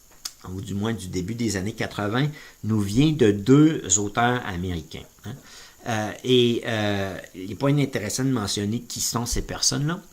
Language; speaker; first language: French; native; French